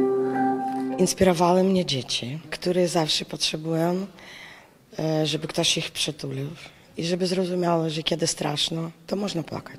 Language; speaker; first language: Polish; non-native, learner; Ukrainian